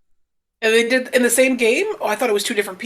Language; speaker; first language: English; native; English